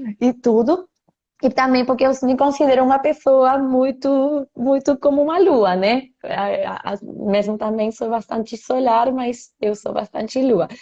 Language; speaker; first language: Portuguese; non-native, fluent; Spanish